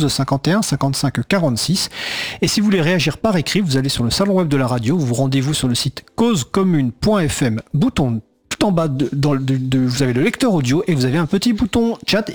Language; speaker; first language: French; native; French